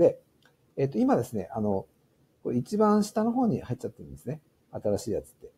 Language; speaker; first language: Japanese; native; Japanese